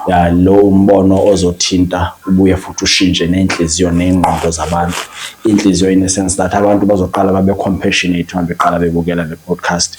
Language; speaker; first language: Zulu; non-native, local second language; Xhosa